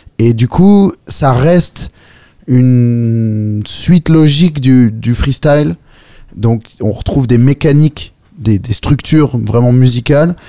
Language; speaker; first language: French; native; French